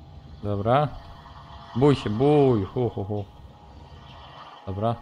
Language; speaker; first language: Polish; native; Polish